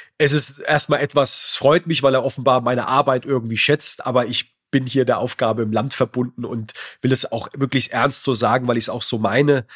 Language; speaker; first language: German; native; German